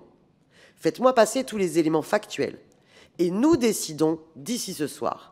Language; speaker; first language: French; native; French